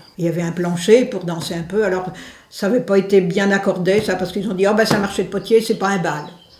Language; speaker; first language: French; native; French